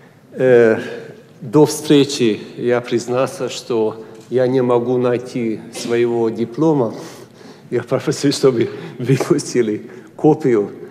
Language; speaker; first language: Russian; non-native, fluent; Hungarian